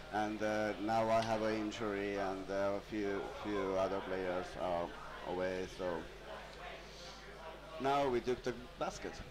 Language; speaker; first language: English; non-native, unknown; Finnish